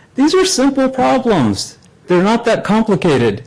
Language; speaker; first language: English; native; English